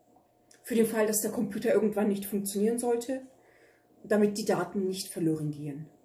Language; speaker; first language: German; early bilingual, other home language; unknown